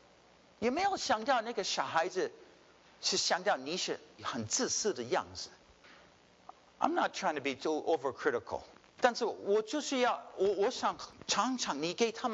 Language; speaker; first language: Chinese; early bilingual, heritage; Chinese